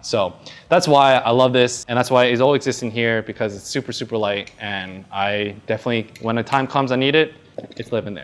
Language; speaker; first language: English; native; English